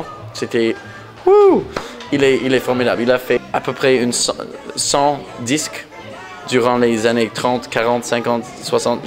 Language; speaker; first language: French; non-native, local second language; English